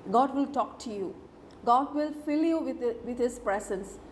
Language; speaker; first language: English; non-native, local second language; Malayalam